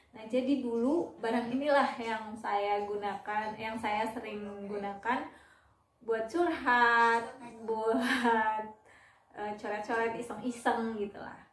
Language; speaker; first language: Indonesian; native; Indonesian